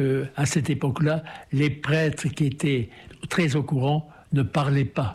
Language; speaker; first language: French; native; French